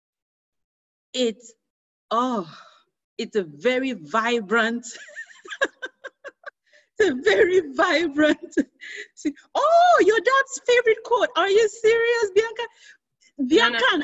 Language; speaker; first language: English; non-native, local second language; Yoruba